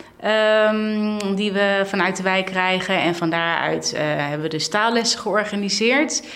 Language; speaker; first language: Dutch; native; Dutch